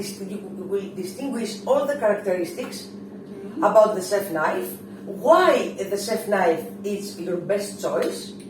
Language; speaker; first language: English; non-native, fluent; Greek